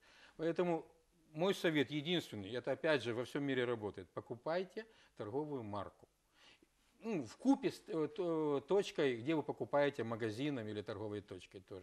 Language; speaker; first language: Russian; native; Russian